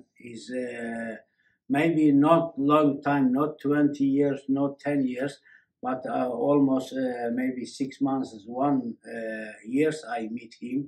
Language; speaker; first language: English; non-native, learner; Kurdish